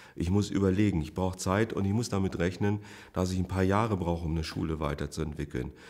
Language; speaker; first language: German; native; German